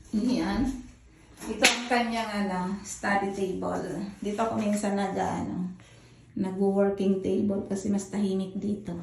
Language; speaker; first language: Filipino; native; Filipino